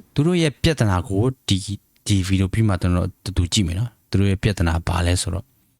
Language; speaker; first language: Burmese; native; Burmese